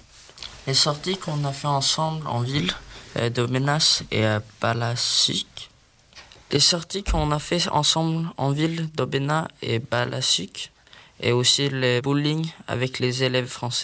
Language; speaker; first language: French; non-native, learner; Swedish